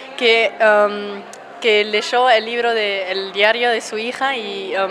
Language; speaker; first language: Spanish; non-native, fluent; German